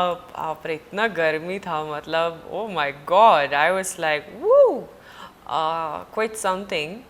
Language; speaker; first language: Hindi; non-native, fluent; Swedish